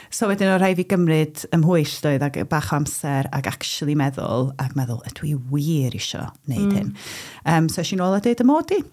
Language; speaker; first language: Welsh; native; Welsh